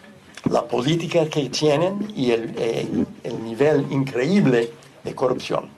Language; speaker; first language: Spanish; non-native, fluent; English